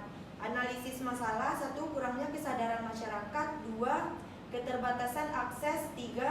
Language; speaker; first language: Indonesian; native; Indonesian